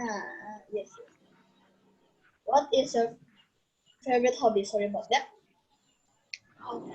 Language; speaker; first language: English; non-native, learner; Indonesian